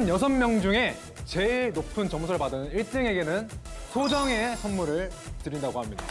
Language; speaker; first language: Korean; native; Korean